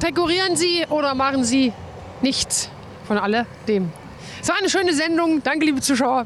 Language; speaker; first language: German; native; German